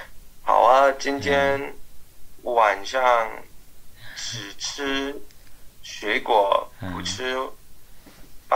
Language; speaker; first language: Chinese; non-native, learner; English